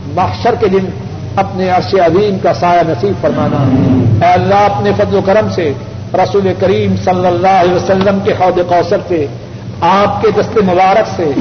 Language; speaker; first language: Urdu; non-native, local second language; Punjabi